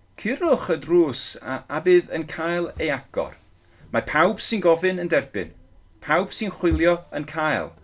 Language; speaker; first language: Welsh; non-native, local second language; English